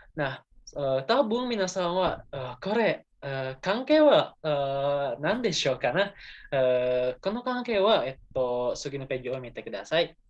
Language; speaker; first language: Japanese; non-native, learner; Indonesian